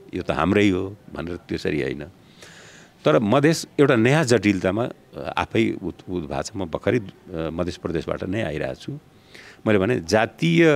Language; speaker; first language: Nepali; non-native, local second language; Bhojpuri